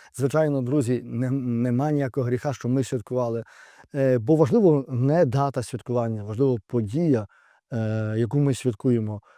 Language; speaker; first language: Ukrainian; native; Ukrainian